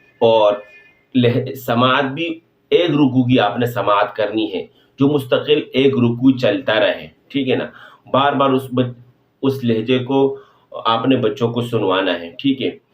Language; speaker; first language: Urdu; non-native, local second language; Pashto